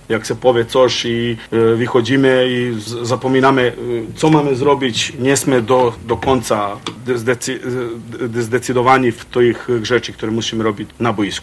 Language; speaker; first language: Polish; non-native, fluent; Croatian